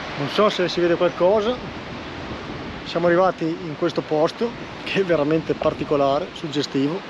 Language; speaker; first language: Italian; native; Italian